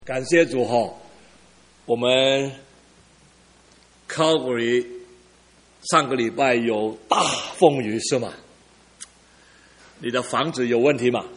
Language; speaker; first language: Chinese; early bilingual, heritage; Cantonese